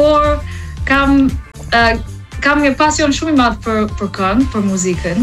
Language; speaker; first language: Albanian; non-native, learner; English